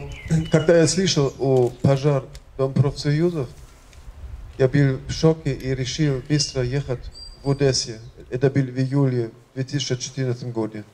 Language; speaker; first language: Russian; non-native, fluent; German